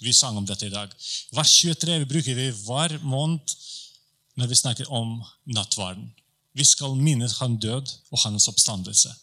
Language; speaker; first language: Norwegian; non-native, fluent; Polish